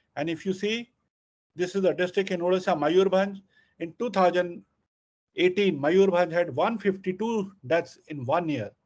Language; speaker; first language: English; non-native, local second language; Hindi